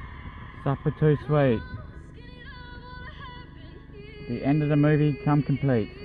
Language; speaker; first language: English; native; English